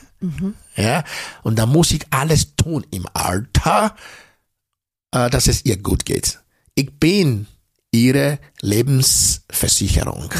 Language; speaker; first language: German; non-native, fluent; Bini